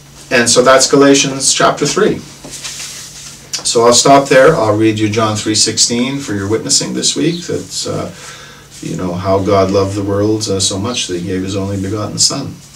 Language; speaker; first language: English; native; English